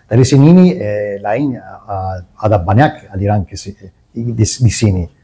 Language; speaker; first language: Indonesian; non-native, learner; Italian